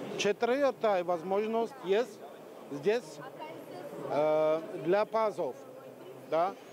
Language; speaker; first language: Russian; non-native, learner; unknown